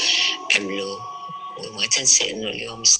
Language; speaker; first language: Arabic; native; Arabic